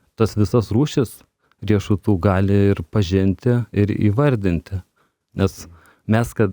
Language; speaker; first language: Lithuanian; native; Lithuanian